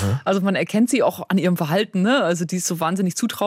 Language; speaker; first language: German; native; German